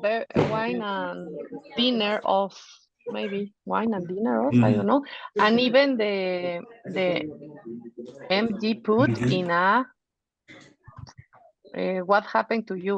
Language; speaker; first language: English; non-native, fluent; Spanish